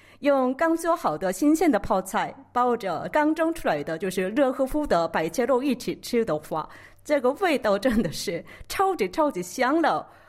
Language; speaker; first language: Chinese; non-native, fluent; Korean